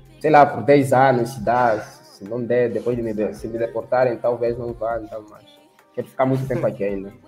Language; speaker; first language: Portuguese; native; Portuguese